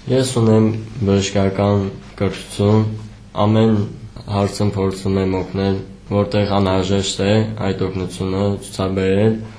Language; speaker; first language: Armenian; native; Armenian